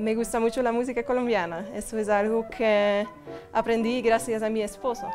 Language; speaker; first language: Spanish; non-native, fluent; Dutch